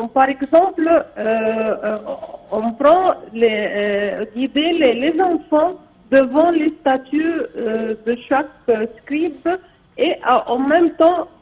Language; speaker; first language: French; non-native, fluent; Arabic